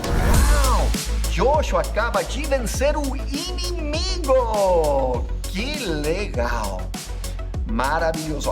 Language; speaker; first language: Portuguese; non-native, fluent; English